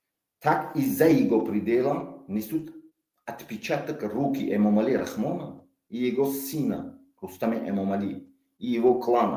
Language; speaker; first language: Russian; non-native, local second language; Tajik